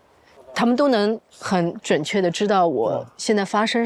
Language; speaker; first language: Chinese; native; Chinese